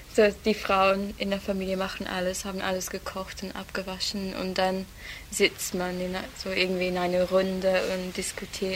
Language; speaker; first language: German; non-native, learner; English